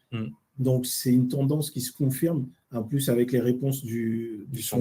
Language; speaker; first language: French; native; French